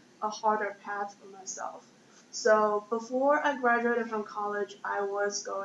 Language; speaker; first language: English; non-native, fluent; Chinese